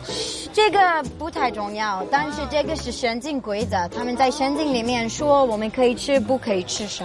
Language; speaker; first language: Chinese; non-native, learner; Hebrew